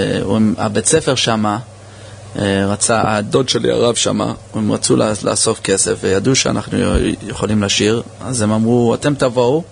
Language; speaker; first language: Hebrew; early bilingual, heritage; English